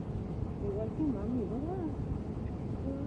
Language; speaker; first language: Spanish; native; Spanish